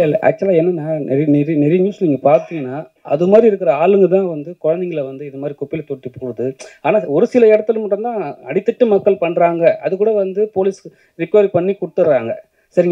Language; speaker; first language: Tamil; native; Tamil